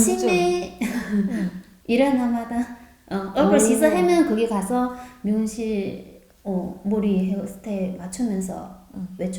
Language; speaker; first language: Korean; non-native, learner; Chinese